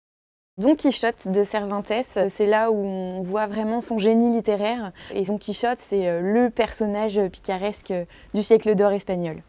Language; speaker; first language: French; native; French